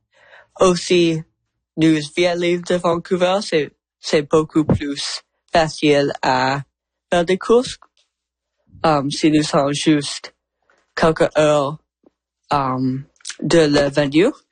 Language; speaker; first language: French; non-native, learner; English